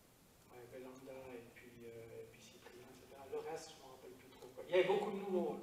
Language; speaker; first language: French; native; French